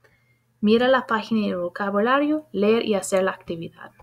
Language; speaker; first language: Spanish; non-native, fluent; English